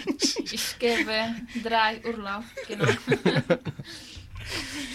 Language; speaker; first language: German; non-native, learner; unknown